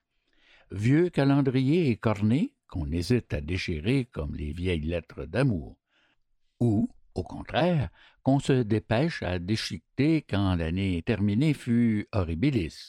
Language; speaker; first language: French; native; French